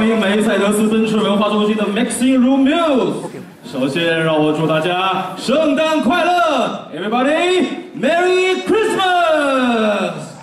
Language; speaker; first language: Chinese; native; Chinese